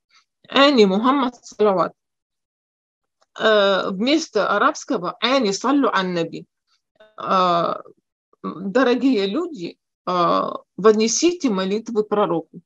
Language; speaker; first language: Russian; non-native, fluent; Arabic